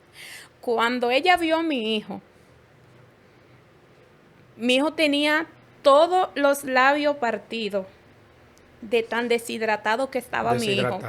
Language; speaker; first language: Spanish; native; Spanish